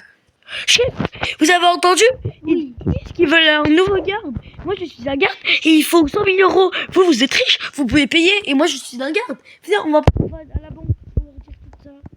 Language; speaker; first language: French; native; French